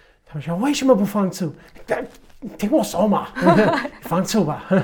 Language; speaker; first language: Chinese; non-native, fluent; English